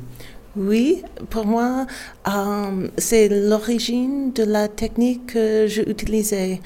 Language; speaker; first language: French; non-native, learner; English